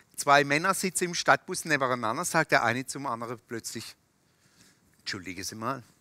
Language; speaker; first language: German; native; German